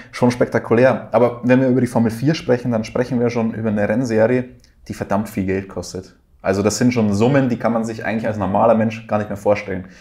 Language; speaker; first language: German; native; German